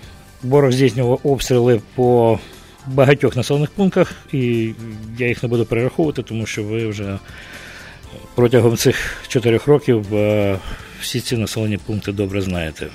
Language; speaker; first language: Ukrainian; native; Ukrainian